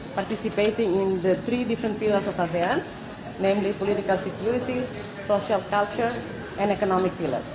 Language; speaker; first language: English; non-native, fluent; Tetum